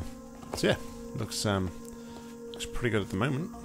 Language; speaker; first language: English; native; English